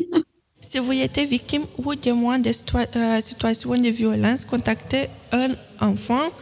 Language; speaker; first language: French; non-native, fluent; Romanian